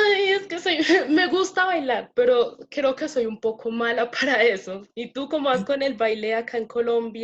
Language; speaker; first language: Spanish; native; Spanish